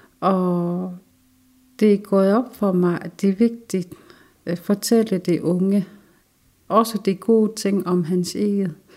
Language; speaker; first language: Danish; non-native, local second language; Kalaallisut